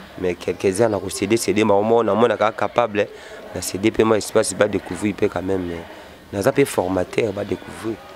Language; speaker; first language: Lingala; native; Lingala